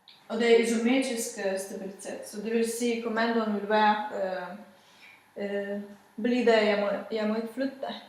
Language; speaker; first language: Danish; non-native, fluent; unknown